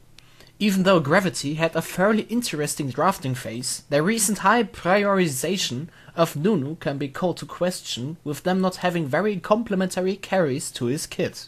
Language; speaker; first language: English; non-native, fluent; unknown